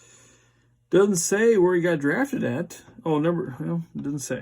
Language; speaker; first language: English; native; English